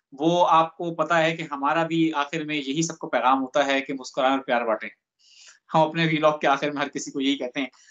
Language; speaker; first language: Urdu; native; Urdu